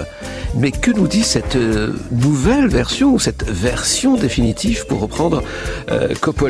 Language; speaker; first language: French; native; French